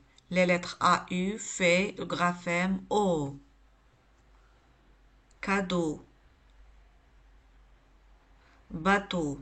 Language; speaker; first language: French; non-native, local second language; Arabic